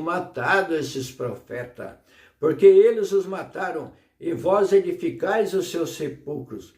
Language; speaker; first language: Portuguese; native; Portuguese